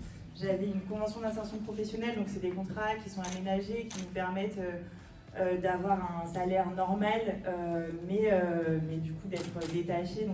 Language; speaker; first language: French; native; French